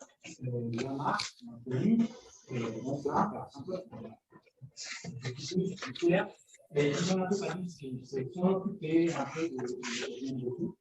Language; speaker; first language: French; non-native, fluent; Spanish